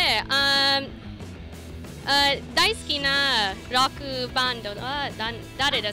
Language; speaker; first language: Japanese; non-native, learner; English